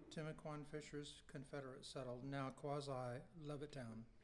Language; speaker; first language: English; native; English